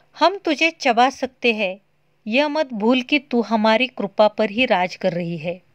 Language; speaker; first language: Hindi; non-native, local second language; Marathi